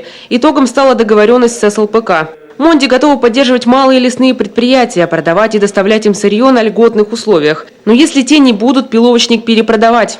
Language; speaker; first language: Russian; native; Russian